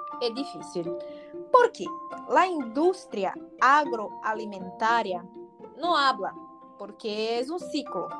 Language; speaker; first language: Spanish; non-native, learner; Portuguese